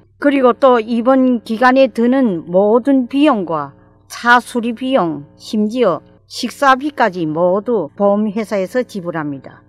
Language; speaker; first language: Korean; native; Korean